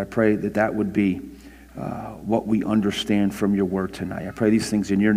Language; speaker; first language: English; native; English